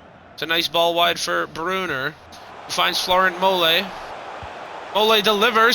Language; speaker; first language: English; native; English